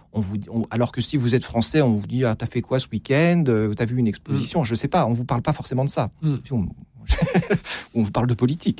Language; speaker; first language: French; native; French